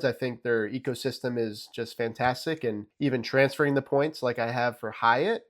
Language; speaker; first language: English; native; English